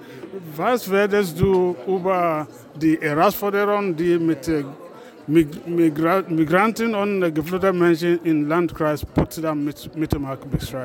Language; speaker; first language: German; non-native, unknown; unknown